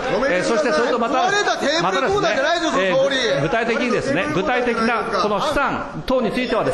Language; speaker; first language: Japanese; native; Japanese